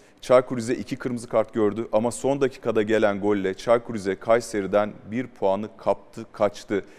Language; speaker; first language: Turkish; native; Turkish